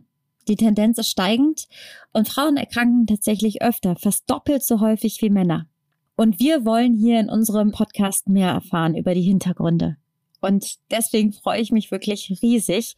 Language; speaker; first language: German; native; German